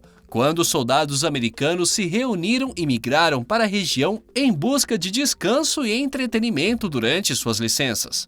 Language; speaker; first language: Portuguese; native; Portuguese